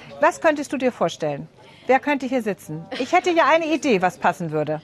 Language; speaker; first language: German; native; German